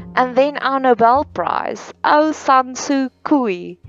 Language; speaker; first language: English; non-native, local second language; Afrikaans